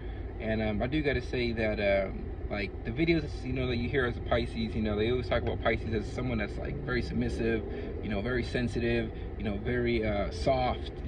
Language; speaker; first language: English; native; English